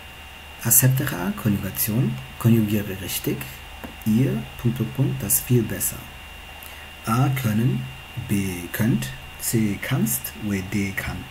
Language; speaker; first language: German; non-native, fluent; Tigrinya